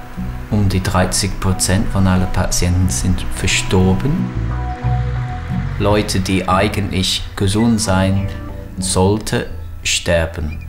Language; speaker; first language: German; non-native, fluent; English